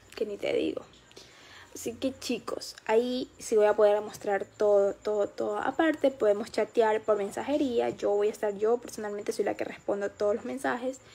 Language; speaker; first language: Spanish; native; Spanish